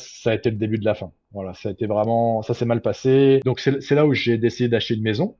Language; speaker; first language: French; native; French